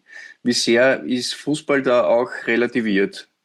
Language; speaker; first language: German; native; German